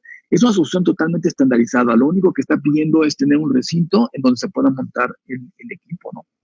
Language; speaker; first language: Spanish; native; Spanish